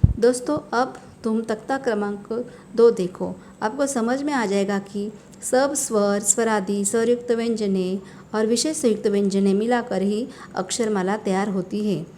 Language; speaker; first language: Hindi; non-native, local second language; Marathi